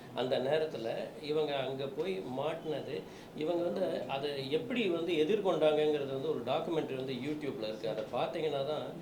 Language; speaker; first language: Tamil; native; Tamil